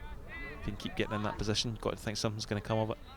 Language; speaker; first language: English; native; English